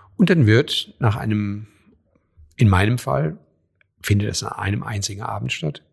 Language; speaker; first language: German; native; German